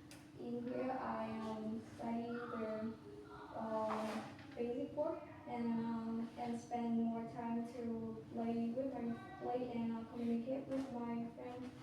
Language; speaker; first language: English; non-native, learner; Vietnamese